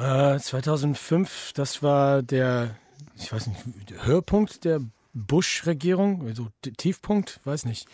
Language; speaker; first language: German; non-native, fluent; English